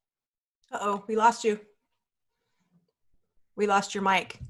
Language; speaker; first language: English; native; English